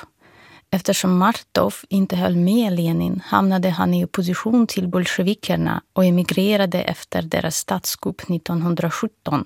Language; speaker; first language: Swedish; non-native, fluent; Russian